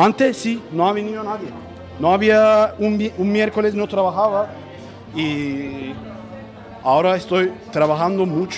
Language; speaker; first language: Spanish; non-native, learner; Turkish